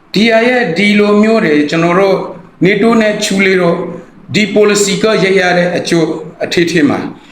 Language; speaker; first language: Burmese; native; Burmese